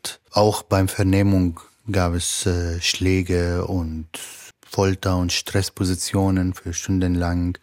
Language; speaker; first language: German; non-native, fluent; Arabic